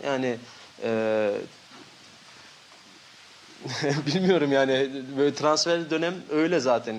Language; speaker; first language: Turkish; early bilingual, heritage; Turkish